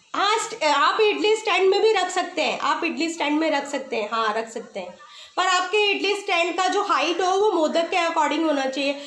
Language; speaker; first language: Hindi; native; Hindi